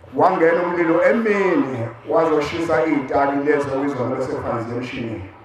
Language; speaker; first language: Zulu; native; Zulu